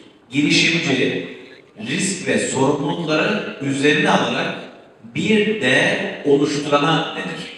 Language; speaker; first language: Turkish; native; Turkish